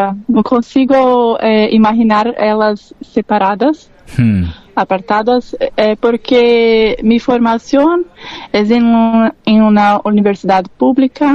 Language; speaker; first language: Spanish; non-native, learner; Portuguese